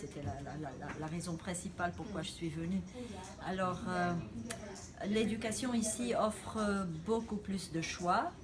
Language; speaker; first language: French; non-native, local second language; Arabic